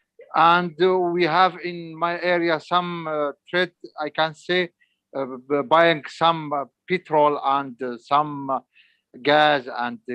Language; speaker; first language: English; non-native, learner; Arabic